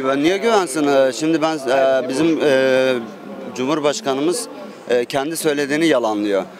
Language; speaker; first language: Turkish; native; Turkish